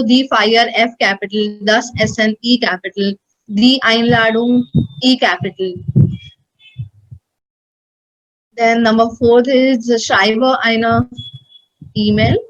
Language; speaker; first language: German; non-native, learner; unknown